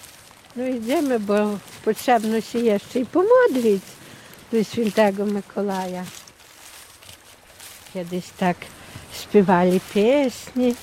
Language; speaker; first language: Polish; non-native, local second language; Ukrainian